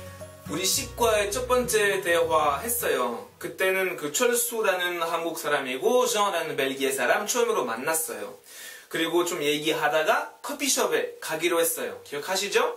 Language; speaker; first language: Korean; non-native, fluent; French